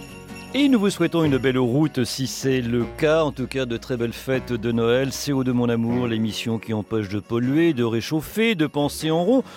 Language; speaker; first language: French; native; French